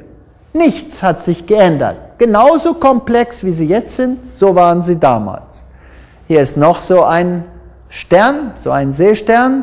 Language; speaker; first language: German; non-native, fluent; English